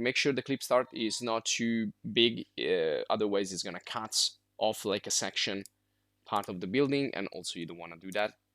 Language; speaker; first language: English; non-native, fluent; Italian